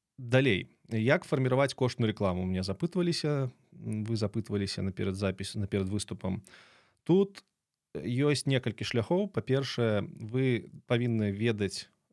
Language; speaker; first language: Belarusian; native; Belarusian